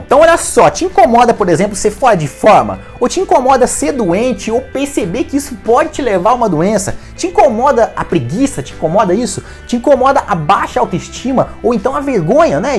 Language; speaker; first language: Portuguese; native; Portuguese